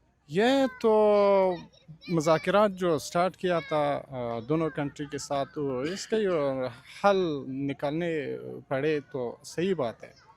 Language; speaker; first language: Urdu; non-native, learner; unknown